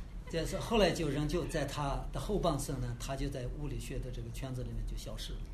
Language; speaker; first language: Chinese; native; Chinese